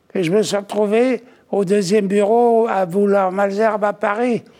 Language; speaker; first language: French; native; French